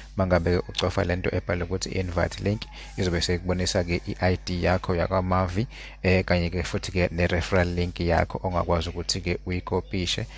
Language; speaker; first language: Zulu; native; Zulu